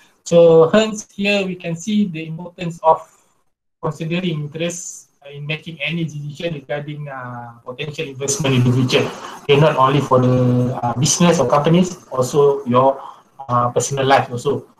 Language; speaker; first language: English; non-native, local second language; Malay